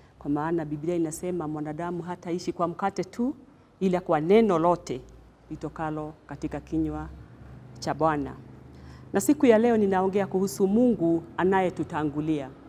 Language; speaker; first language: Swahili; non-native, local second language; Kikuyu